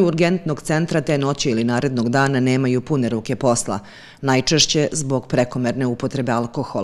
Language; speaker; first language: Serbian; native; Serbian